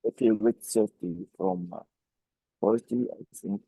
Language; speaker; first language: English; non-native, fluent; Arabic